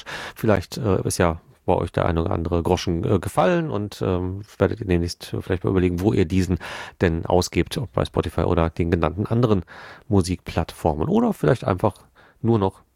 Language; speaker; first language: German; native; German